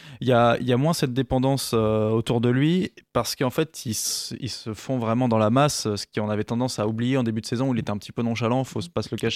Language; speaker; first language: French; native; French